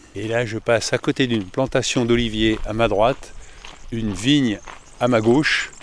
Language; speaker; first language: French; native; French